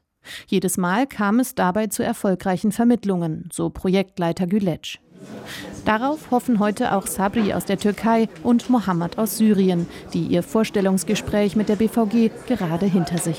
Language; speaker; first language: German; native; German